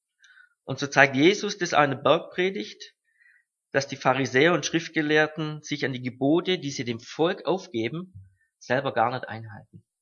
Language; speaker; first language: German; native; German